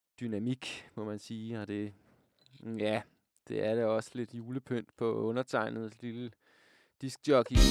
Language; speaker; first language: Danish; native; Danish